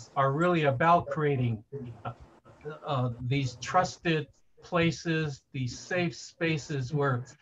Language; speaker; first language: English; native; English